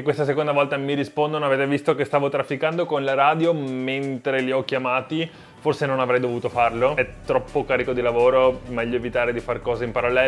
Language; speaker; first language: Italian; native; Italian